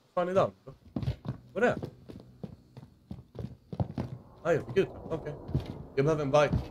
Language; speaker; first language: Swedish; native; Swedish